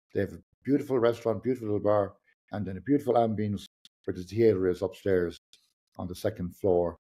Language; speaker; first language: English; non-native, local second language; Irish